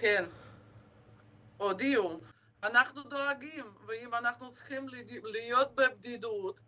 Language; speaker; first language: Hebrew; non-native, fluent; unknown